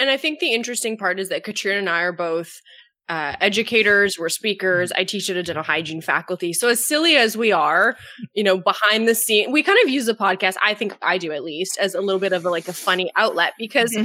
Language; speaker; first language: English; native; English